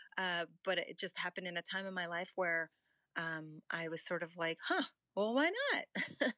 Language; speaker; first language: English; native; English